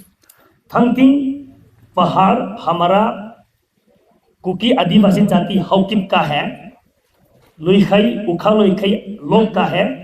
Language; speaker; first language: Hindi; non-native, local second language; Thado Chin